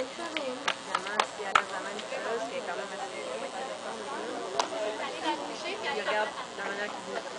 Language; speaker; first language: French; native; French